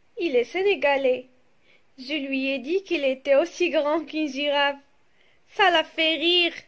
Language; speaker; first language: French; non-native, local second language; Arabic